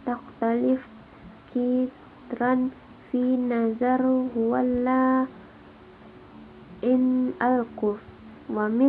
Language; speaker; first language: Arabic; non-native, learner; Indonesian